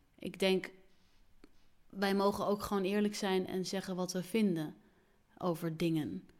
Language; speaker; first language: Dutch; early bilingual, other home language; Arabic